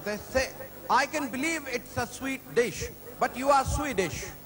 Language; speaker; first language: English; non-native, local second language; Urdu